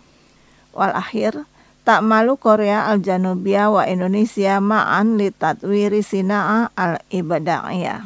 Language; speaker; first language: Arabic; non-native, fluent; Indonesian